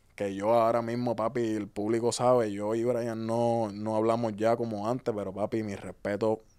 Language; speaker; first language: Spanish; native; Spanish